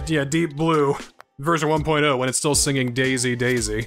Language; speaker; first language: English; native; English